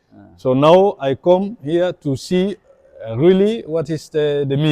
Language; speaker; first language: English; non-native, learner; French